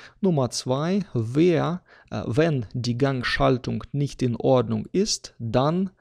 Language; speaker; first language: German; non-native, fluent; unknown